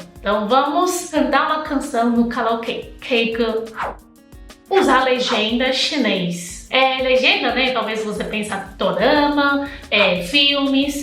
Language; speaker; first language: Portuguese; non-native, fluent; Chinese